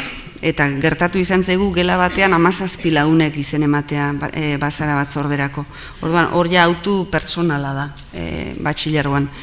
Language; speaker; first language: Basque; native; Basque